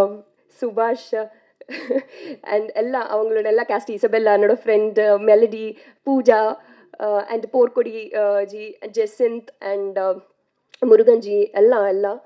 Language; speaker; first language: Tamil; non-native, learner; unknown